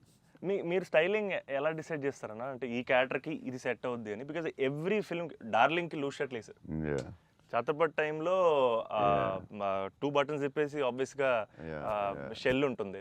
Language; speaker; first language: Telugu; native; Telugu